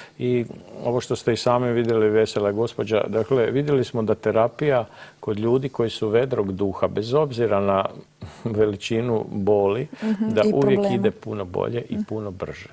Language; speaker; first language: Croatian; native; Croatian